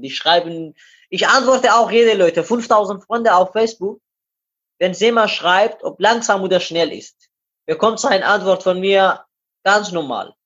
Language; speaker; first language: German; non-native, learner; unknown